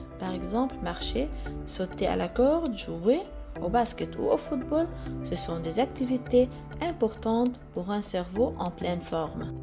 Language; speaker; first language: French; non-native, fluent; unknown